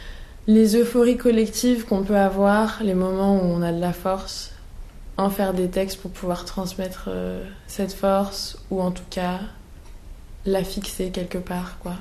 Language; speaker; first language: French; native; French